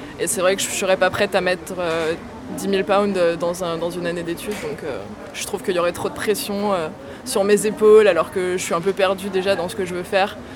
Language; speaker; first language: French; native; French